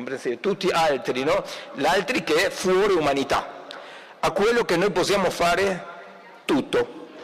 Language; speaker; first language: Italian; non-native, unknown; Spanish